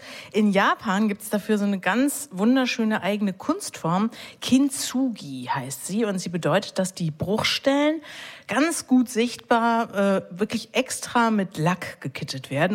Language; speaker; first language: German; native; German